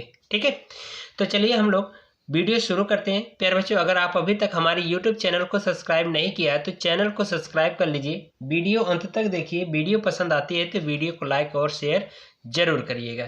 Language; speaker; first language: Hindi; native; Hindi